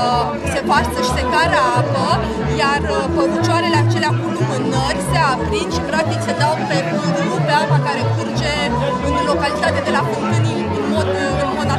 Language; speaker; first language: Romanian; native; Romanian